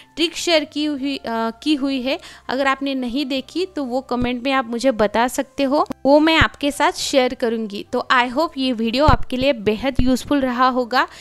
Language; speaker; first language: Hindi; non-native, local second language; Marathi